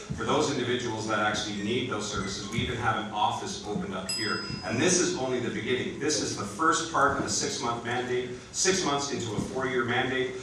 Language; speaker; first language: English; native; English